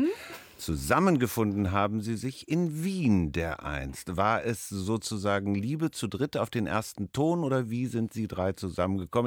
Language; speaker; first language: German; native; German